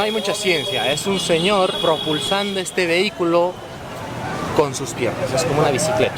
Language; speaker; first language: Spanish; native; Spanish